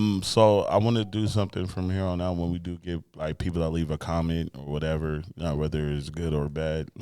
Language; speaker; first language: English; native; English